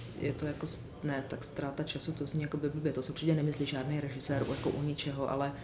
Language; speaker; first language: Czech; native; Czech